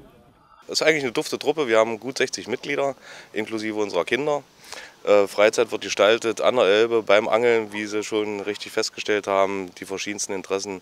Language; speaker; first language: German; native; German